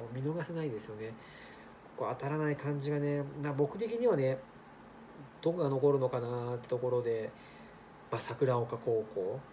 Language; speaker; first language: Japanese; native; Japanese